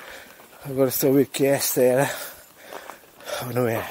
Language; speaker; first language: Portuguese; non-native, learner; German